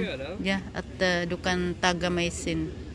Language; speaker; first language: Swedish; non-native, learner; Waray